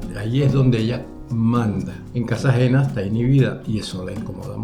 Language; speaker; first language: Spanish; native; Spanish